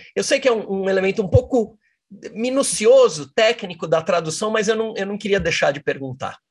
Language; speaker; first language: Portuguese; native; Portuguese